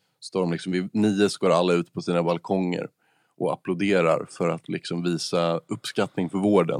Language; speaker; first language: Swedish; native; Swedish